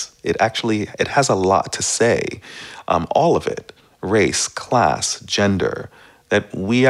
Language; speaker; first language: English; native; English